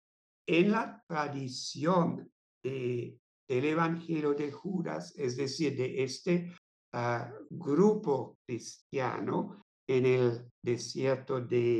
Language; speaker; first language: Spanish; non-native, fluent; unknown